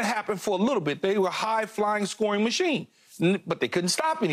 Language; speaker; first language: English; native; English